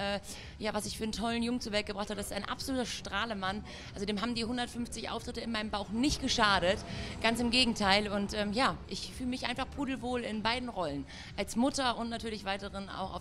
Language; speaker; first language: German; native; German